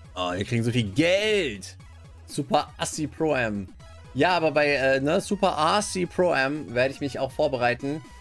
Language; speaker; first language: German; native; German